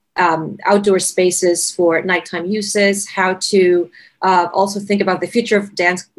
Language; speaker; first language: English; non-native, fluent; Spanish